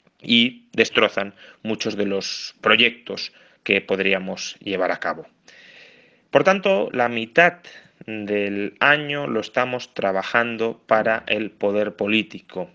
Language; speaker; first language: Spanish; native; Spanish